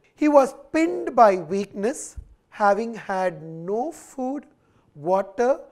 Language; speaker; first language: English; non-native, local second language; Tamil